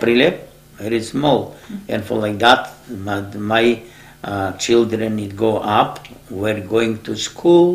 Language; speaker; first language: English; non-native, learner; Macedonian